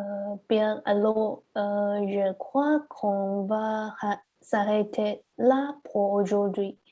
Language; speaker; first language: French; non-native, learner; Chinese